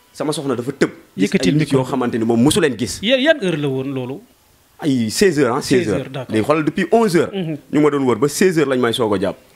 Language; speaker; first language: Wolof; non-native, local second language; Jola-Fonyi